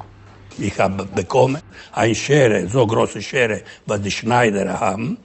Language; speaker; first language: German; non-native, fluent; Ladino